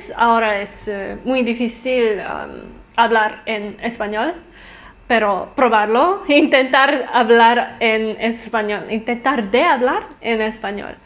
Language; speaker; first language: Spanish; non-native, learner; English